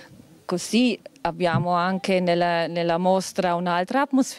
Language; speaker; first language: Italian; non-native, fluent; German